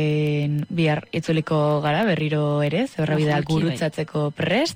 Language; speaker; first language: Basque; native; Basque